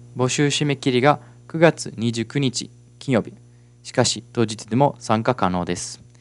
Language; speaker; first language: Japanese; non-native, fluent; Italian